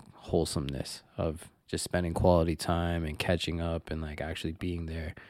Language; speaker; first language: English; native; English